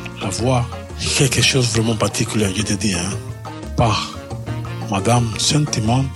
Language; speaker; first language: French; non-native, learner; Spanish